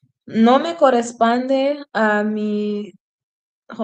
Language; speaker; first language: Spanish; non-native, learner; English